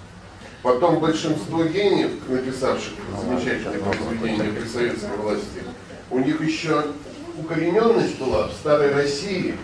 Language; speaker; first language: Russian; native; Russian